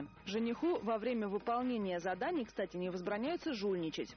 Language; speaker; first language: Russian; native; Russian